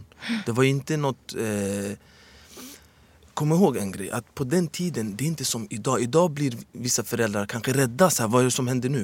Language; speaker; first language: Swedish; early bilingual, other home language; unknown